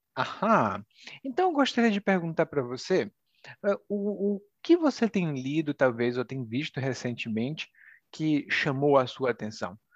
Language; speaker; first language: Portuguese; native; Portuguese